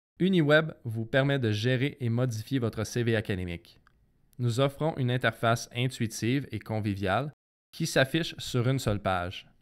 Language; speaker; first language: French; native; French